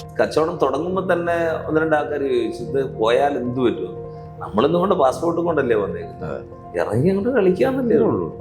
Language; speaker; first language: Malayalam; native; Malayalam